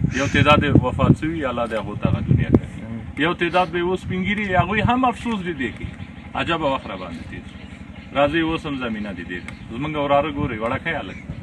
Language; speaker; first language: Pashto; native; Pashto